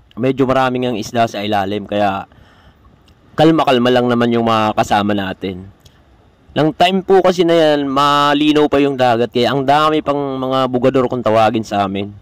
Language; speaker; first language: Filipino; non-native, local second language; Bikol